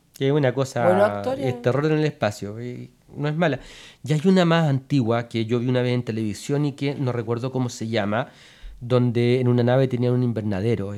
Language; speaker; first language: Spanish; native; Spanish